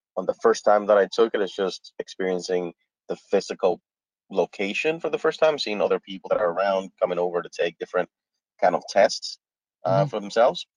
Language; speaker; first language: English; early bilingual, other home language; Spanish